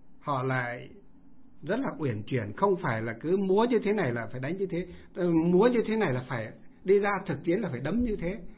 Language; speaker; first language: Vietnamese; native; Vietnamese